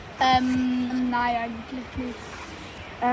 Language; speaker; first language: German; early bilingual, other home language; Kurdish